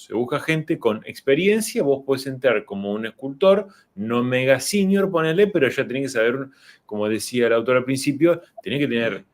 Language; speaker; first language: Spanish; native; Spanish